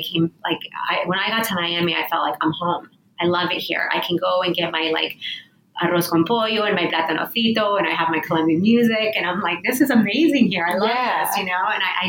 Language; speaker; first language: English; early bilingual, other home language; Spanish